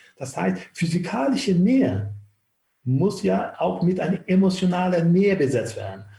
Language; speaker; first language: German; non-native, fluent; Turkish